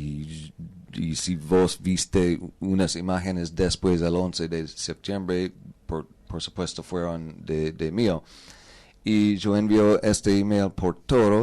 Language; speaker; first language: Spanish; non-native, learner; English